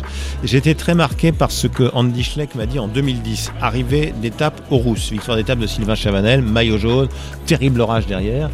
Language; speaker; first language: French; native; French